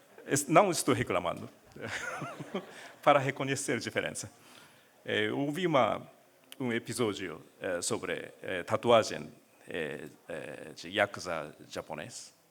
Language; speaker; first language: Portuguese; non-native, learner; Japanese